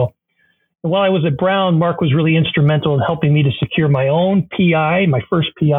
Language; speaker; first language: English; native; English